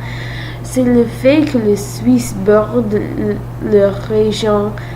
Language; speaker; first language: French; non-native, learner; English